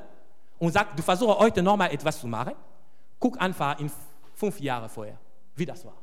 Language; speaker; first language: German; non-native, fluent; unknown